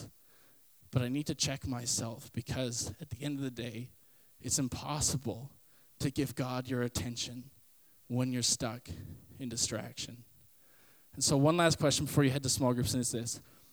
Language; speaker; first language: English; native; English